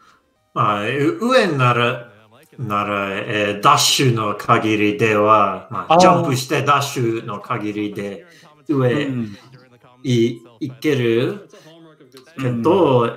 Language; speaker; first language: Japanese; non-native, learner; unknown